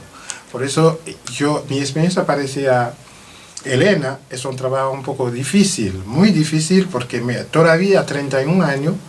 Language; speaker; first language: Spanish; non-native, learner; French